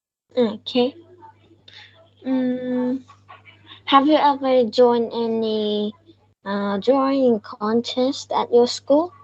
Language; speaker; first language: English; non-native, learner; Vietnamese